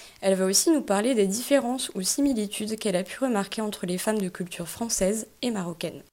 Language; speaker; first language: French; native; French